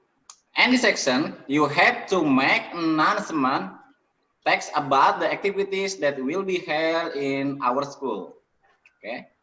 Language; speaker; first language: English; non-native, learner; Indonesian